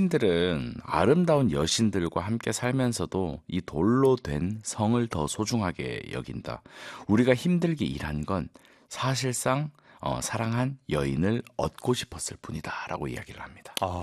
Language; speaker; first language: Korean; native; Korean